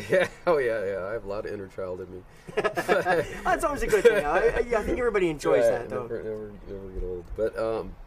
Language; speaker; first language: English; native; English